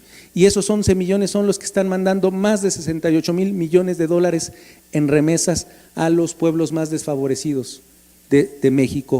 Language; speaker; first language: Spanish; native; Spanish